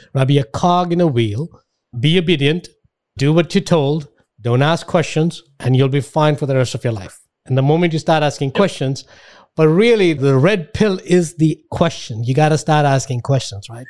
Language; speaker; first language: English; non-native, local second language; Hindi